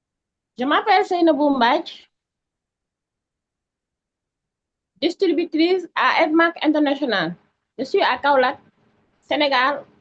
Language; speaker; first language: French; non-native, local second language; Wolof